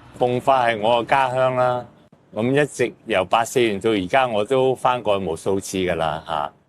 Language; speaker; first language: Cantonese; native; Cantonese